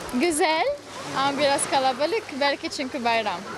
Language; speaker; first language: Turkish; non-native, learner; Arabic